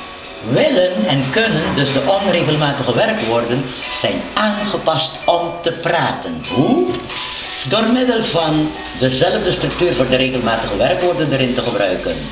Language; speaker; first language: Dutch; non-native, local second language; Papiamento